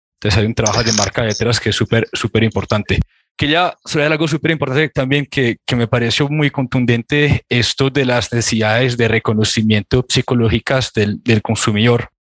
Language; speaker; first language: Spanish; non-native, fluent; French